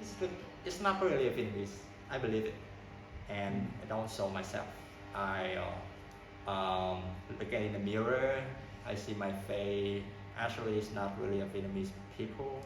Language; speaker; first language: English; non-native, learner; Vietnamese